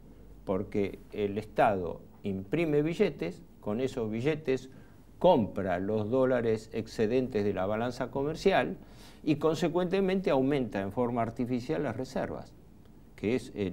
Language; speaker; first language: Spanish; native; Spanish